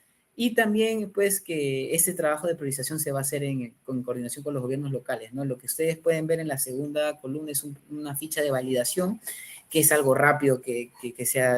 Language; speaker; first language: Spanish; native; Spanish